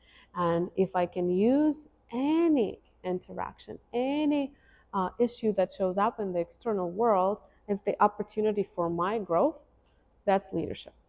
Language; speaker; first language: English; non-native, fluent; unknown